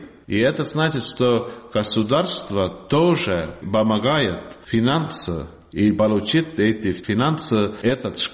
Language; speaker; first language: Russian; non-native, learner; Estonian